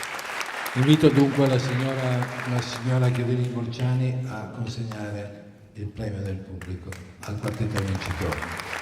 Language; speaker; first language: Italian; native; Italian